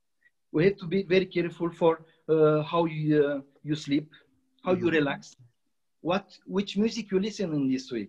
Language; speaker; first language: English; non-native, learner; Romanian